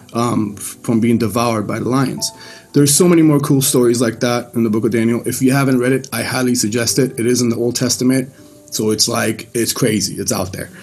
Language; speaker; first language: English; early bilingual, other home language; Persian